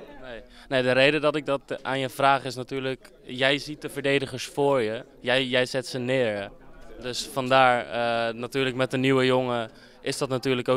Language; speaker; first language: Dutch; native; Dutch